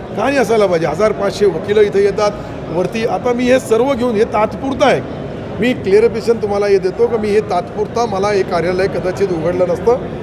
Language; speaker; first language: Marathi; non-native, local second language; Urdu